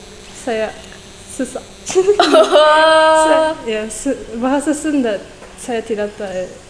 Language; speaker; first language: Indonesian; non-native, learner; Japanese